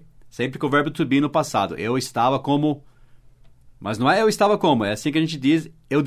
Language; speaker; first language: Portuguese; early bilingual, other home language; English